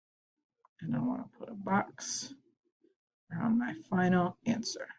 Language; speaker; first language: English; native; English